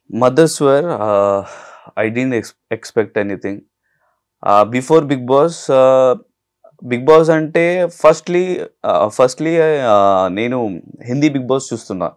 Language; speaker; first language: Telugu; non-native, local second language; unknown